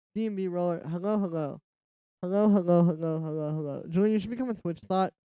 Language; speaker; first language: English; native; English